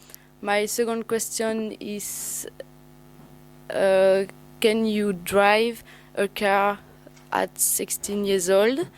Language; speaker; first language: English; non-native, learner; French